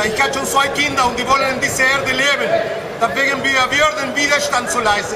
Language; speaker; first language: German; non-native, learner; Spanish